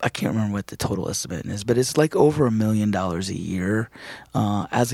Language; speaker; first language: English; native; English